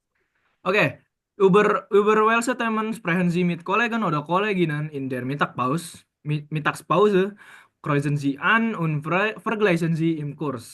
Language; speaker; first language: German; non-native, fluent; Indonesian